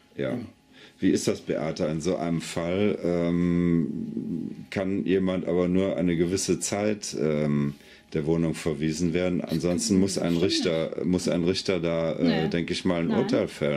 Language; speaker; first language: German; native; German